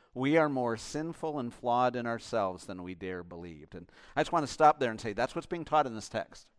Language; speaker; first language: English; native; English